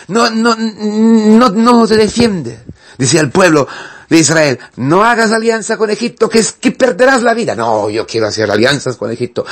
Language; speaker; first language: Spanish; non-native, fluent; Italian